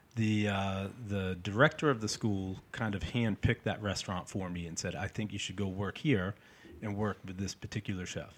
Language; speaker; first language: English; native; English